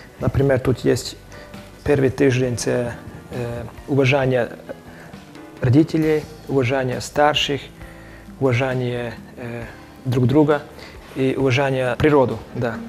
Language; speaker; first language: Russian; non-native, local second language; Romany